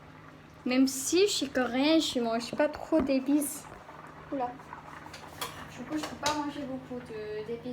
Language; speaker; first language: French; non-native, learner; Korean